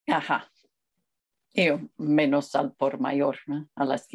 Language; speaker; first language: Spanish; non-native, fluent; English